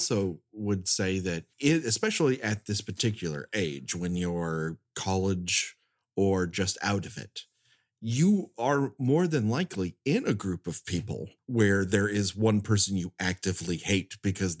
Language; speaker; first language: English; native; English